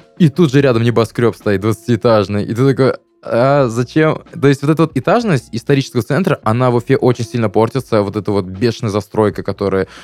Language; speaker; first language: Russian; native; Russian